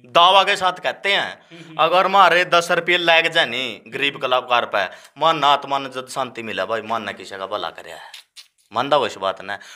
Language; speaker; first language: Hindi; native; Hindi